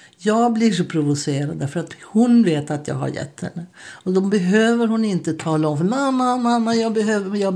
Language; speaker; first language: Swedish; native; Swedish